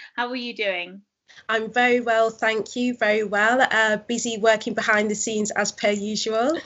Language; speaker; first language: English; native; English